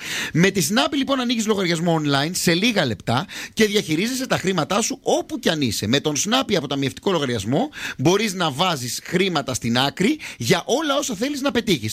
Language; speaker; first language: Greek; native; Greek